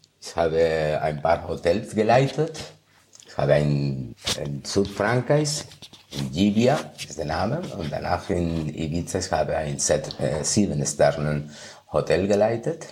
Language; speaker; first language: German; non-native, fluent; Spanish